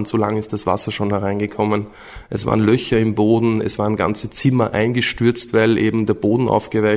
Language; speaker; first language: German; native; German